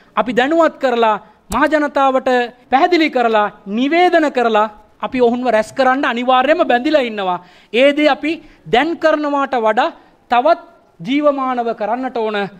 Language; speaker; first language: Sinhala; non-native, local second language; Tamil